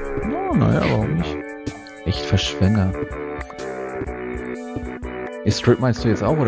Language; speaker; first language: German; native; German